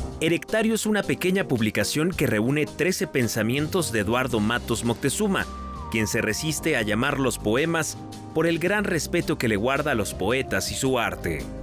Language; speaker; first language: Spanish; native; Spanish